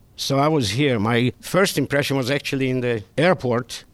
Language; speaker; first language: English; non-native, fluent; Hungarian